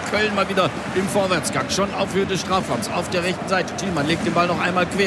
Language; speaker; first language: German; native; German